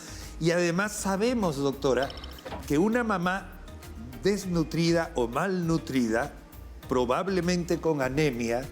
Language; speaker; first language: Spanish; native; Spanish